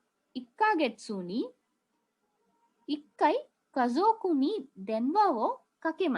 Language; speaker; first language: Japanese; non-native, fluent; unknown